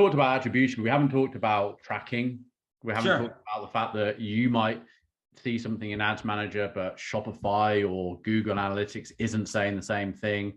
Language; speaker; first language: English; native; English